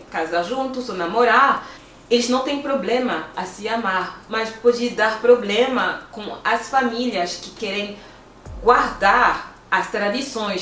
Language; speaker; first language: Portuguese; non-native, fluent; French